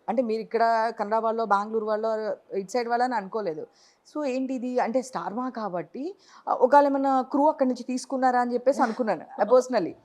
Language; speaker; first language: Telugu; native; Telugu